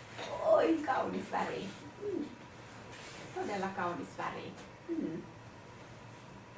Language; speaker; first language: Finnish; non-native, learner; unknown